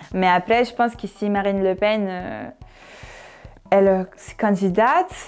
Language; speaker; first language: French; non-native, fluent; Portuguese